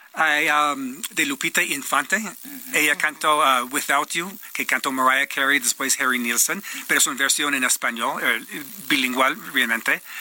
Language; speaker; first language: Spanish; non-native, fluent; English